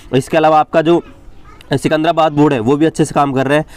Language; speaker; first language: Hindi; native; Hindi